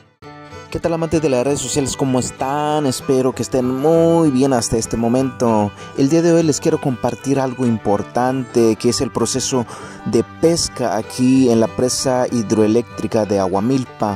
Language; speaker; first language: Spanish; native; Spanish